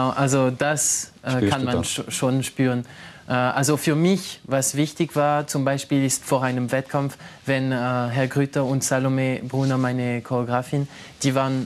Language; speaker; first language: German; non-native, local second language; French